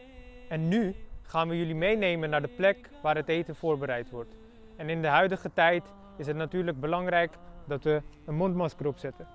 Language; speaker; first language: Dutch; early bilingual, other home language; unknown